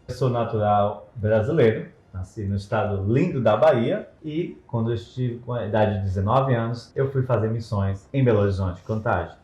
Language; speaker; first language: Portuguese; native; Portuguese